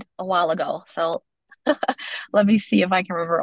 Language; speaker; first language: English; native; English